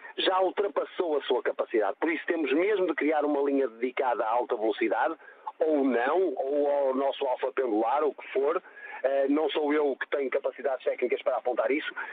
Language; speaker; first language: Portuguese; native; Portuguese